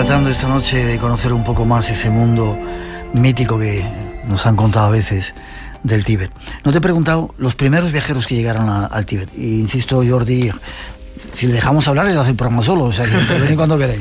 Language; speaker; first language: Spanish; native; Spanish